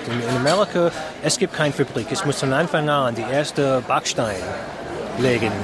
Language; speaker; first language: German; non-native, fluent; English